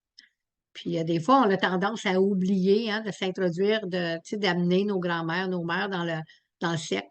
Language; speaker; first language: French; native; French